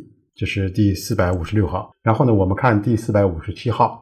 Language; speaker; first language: Chinese; native; Chinese